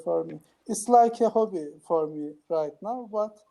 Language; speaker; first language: English; non-native, learner; Turkish